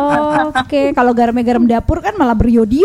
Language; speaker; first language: Indonesian; native; Indonesian